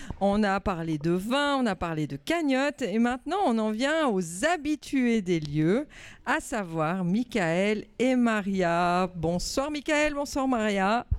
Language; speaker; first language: French; native; French